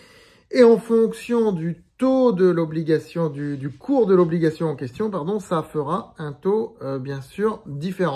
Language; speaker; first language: French; native; French